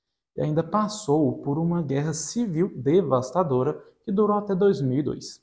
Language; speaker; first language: Portuguese; native; Portuguese